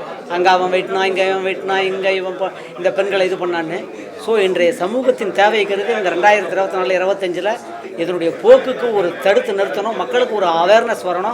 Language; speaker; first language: Tamil; native; Tamil